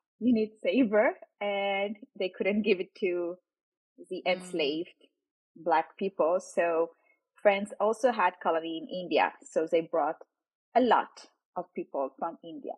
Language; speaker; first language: English; non-native, fluent; French